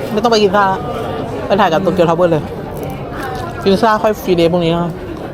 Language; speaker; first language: Thai; native; Thai